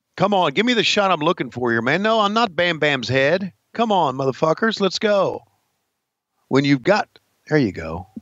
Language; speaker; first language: English; native; English